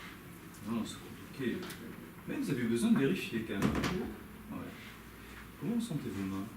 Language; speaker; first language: French; native; French